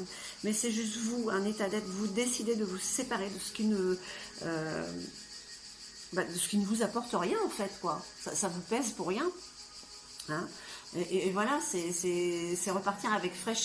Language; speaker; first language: French; native; French